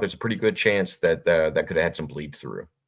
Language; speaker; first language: English; native; English